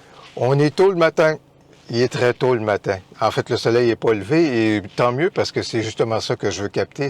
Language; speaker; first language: French; native; French